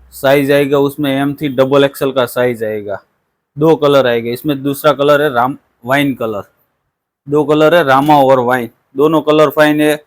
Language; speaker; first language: Hindi; non-native, local second language; Gujarati